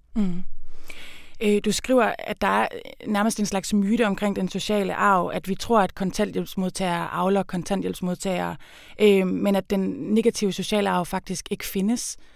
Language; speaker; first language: Danish; native; Danish